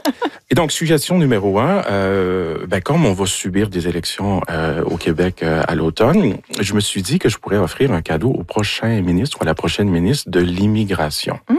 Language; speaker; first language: French; native; French